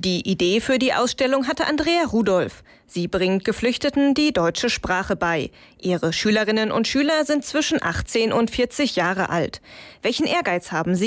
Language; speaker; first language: German; native; German